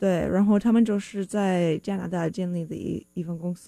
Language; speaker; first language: Chinese; non-native, fluent; English